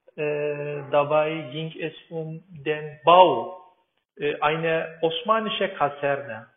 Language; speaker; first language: German; non-native, fluent; Turkish